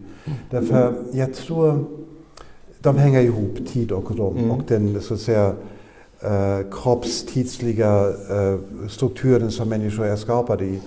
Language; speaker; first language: Swedish; non-native, fluent; German